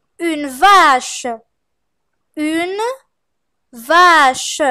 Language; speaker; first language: French; non-native, fluent; Arabic